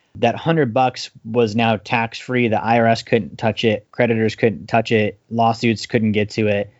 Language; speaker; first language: English; native; English